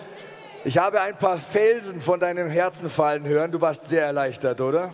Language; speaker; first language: German; native; German